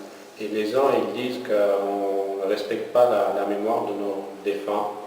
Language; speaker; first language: French; non-native, fluent; Armenian